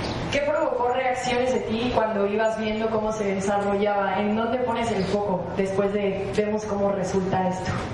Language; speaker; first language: Spanish; native; Spanish